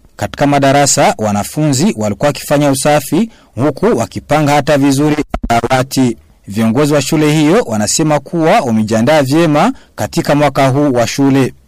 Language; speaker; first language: Swahili; non-native, local second language; Rundi